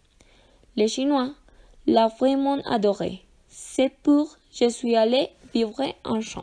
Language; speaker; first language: French; non-native, learner; Spanish